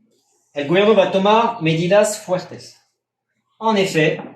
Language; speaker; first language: Spanish; non-native, fluent; French